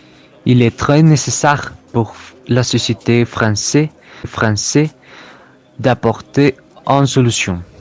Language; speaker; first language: French; non-native, learner; Spanish